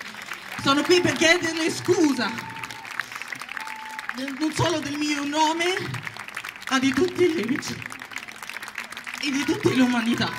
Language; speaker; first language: Italian; non-native, fluent; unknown